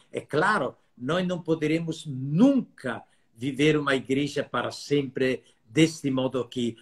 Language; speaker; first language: Portuguese; non-native, fluent; Italian